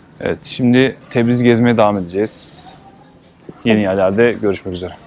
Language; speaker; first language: Turkish; native; Turkish